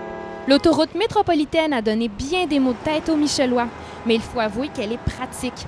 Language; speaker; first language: French; native; French